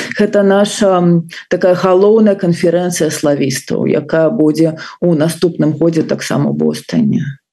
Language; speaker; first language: Belarusian; non-native, local second language; Russian